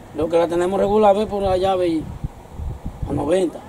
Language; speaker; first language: Spanish; native; Spanish